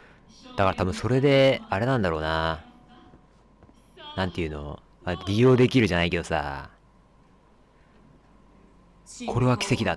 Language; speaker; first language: Japanese; native; Japanese